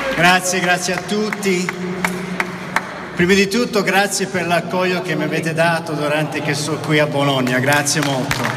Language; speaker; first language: Italian; early bilingual, heritage; Italian